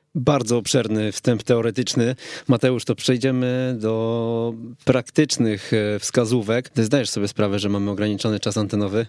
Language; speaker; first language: Polish; native; Polish